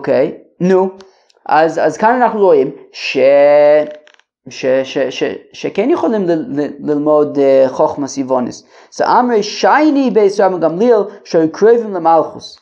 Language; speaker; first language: Hebrew; non-native, fluent; English